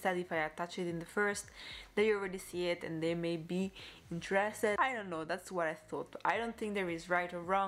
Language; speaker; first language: English; non-native, fluent; Italian